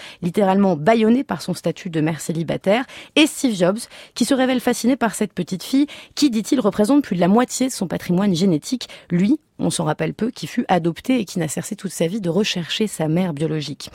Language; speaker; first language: French; native; French